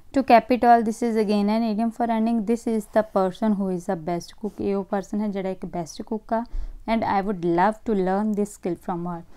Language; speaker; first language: English; non-native, local second language; Punjabi